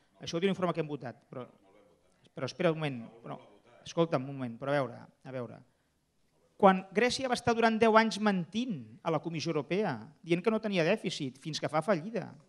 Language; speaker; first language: Catalan; native; Catalan